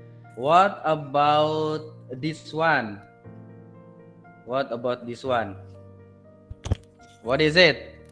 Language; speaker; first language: English; non-native, learner; Indonesian